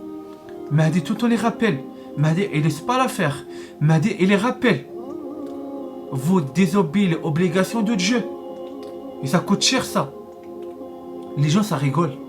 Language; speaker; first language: French; non-native, learner; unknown